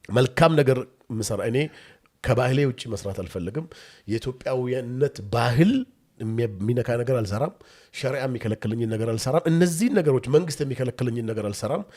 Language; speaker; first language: Amharic; non-native, local second language; Oromo